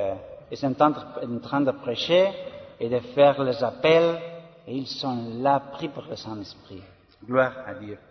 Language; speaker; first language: French; non-native, learner; Spanish